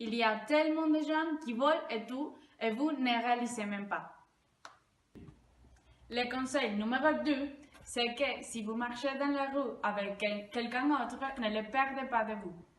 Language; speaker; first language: French; non-native, learner; Spanish